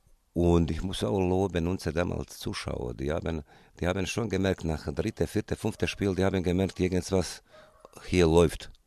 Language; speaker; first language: German; non-native, fluent; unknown